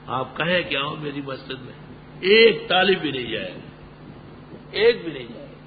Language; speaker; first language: Urdu; non-native, local second language; Pashto